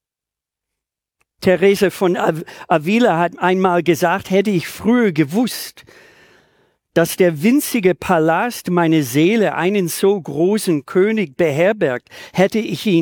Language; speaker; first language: German; native; German